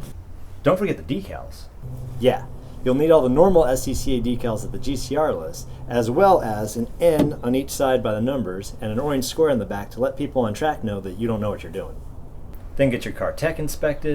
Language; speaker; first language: English; native; English